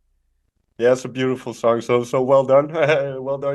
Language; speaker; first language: English; non-native, fluent; Dutch